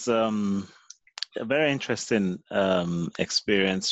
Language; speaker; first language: English; native; English